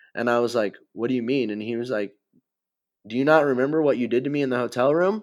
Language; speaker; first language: English; native; English